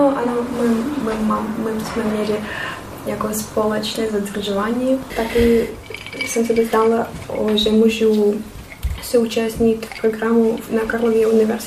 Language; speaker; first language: Czech; non-native, learner; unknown